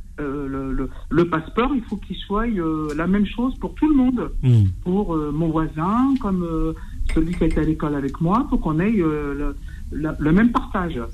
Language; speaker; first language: French; native; French